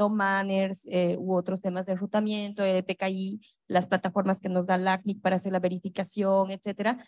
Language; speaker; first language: Spanish; native; Spanish